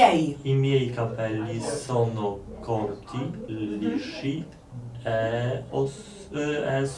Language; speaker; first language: Italian; non-native, learner; Polish